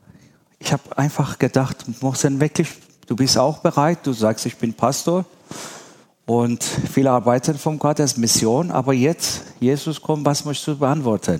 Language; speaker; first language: German; non-native, learner; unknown